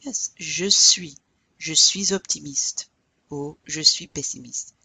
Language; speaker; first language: French; non-native, fluent; English